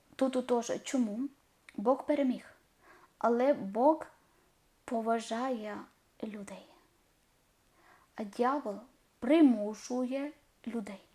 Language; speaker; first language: Ukrainian; non-native, learner; Malayalam